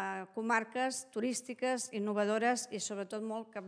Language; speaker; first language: Catalan; native; Catalan